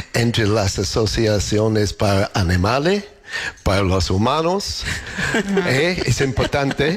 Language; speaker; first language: Spanish; non-native, learner; English